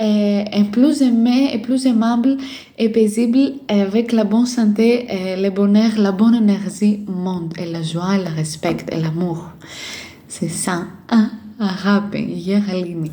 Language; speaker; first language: French; non-native, fluent; Greek